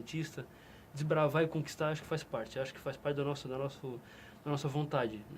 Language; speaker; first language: Portuguese; native; Portuguese